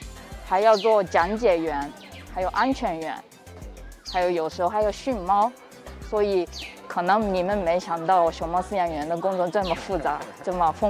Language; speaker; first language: Chinese; non-native, fluent; Japanese